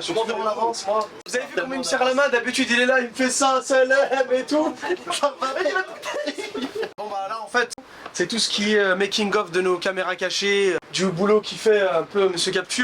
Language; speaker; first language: French; native; French